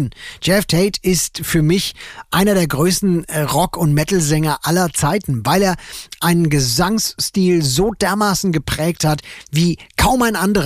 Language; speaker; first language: German; native; German